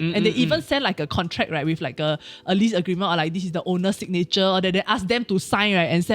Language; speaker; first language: English; native; English